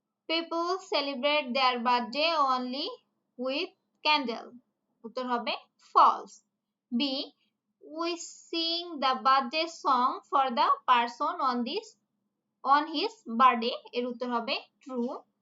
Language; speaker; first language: English; non-native, local second language; Bangla